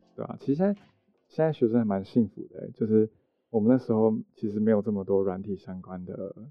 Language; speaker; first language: Chinese; native; Chinese